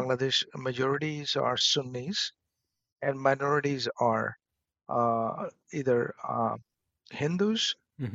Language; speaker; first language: English; non-native, local second language; Bangla